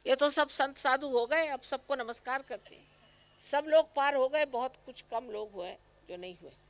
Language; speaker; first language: Hindi; non-native, local second language; Marathi